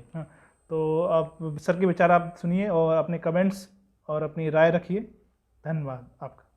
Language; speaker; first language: Hindi; native; Hindi